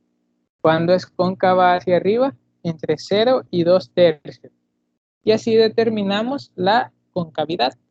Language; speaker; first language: Spanish; native; Spanish